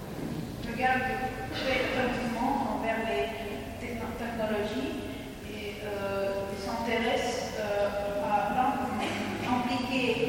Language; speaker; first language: French; non-native, fluent; Russian